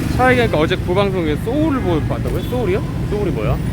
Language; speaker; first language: Korean; native; Korean